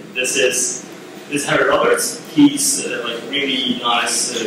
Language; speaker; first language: English; non-native, fluent; Ukrainian